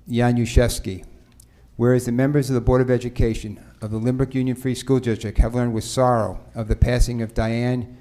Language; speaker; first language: English; native; English